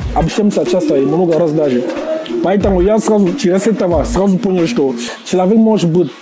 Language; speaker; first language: Russian; non-native, fluent; Jamaican Creole English